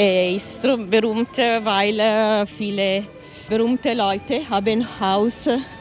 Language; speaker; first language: German; non-native, learner; Italian